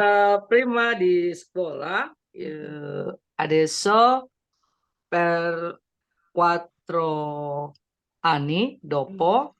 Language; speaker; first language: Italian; non-native, learner; Indonesian